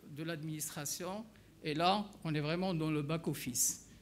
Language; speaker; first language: French; non-native, local second language; Arabic